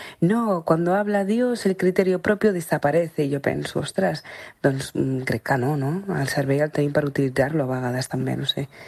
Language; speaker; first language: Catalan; early bilingual, other home language; Arabic